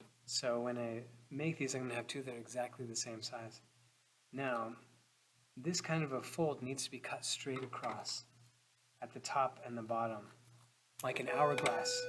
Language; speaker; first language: English; native; English